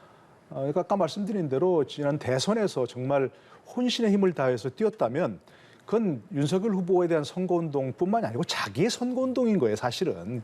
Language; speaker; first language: Korean; native; Korean